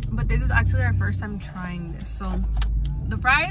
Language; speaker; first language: English; early bilingual, other home language; Spanish